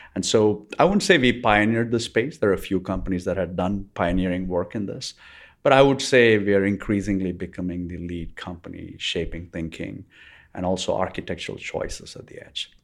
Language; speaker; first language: English; non-native, local second language; Tamil